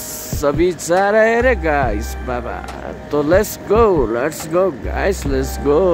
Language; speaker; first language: Hindi; non-native, local second language; Nepali